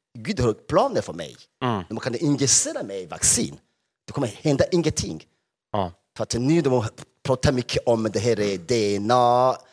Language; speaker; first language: Swedish; non-native, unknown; Rundi